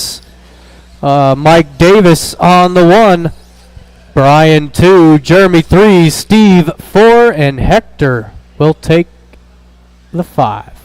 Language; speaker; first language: English; native; English